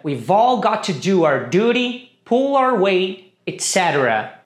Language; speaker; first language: English; non-native, fluent; Portuguese